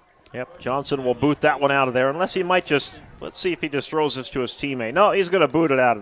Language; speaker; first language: English; native; English